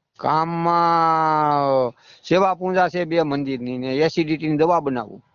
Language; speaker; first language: Gujarati; native; Gujarati